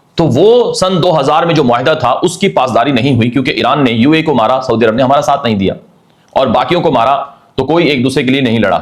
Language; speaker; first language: Urdu; native; Urdu